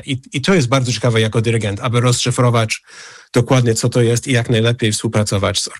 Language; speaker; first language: Polish; non-native, fluent; English